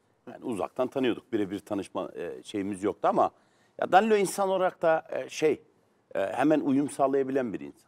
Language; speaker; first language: Turkish; native; Turkish